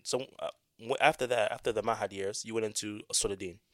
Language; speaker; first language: English; native; English